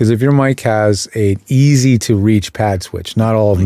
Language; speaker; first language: English; native; English